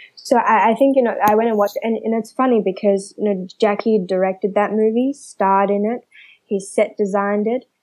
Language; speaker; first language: English; early bilingual, other home language; Chinese